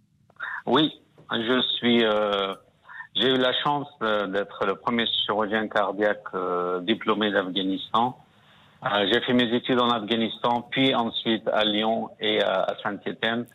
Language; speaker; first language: French; non-native, fluent; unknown